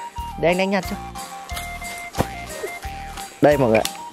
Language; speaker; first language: Vietnamese; native; Vietnamese